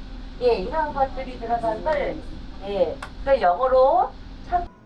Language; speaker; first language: Korean; native; Korean